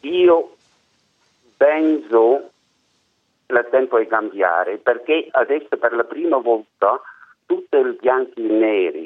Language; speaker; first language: Italian; non-native, learner; German